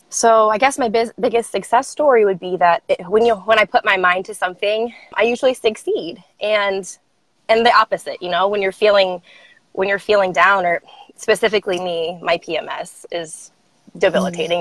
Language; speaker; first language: English; native; English